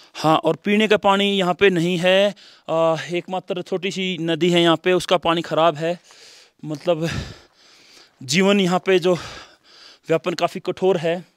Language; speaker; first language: Hindi; native; Hindi